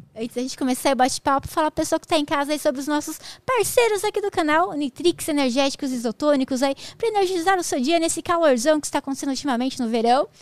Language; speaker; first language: Portuguese; native; Portuguese